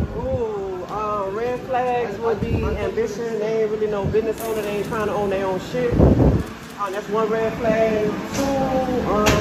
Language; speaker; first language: English; native; English